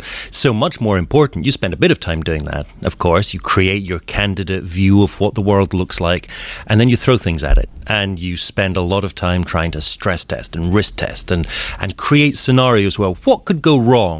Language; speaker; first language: English; native; English